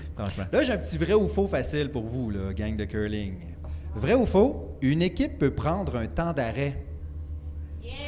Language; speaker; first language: French; native; French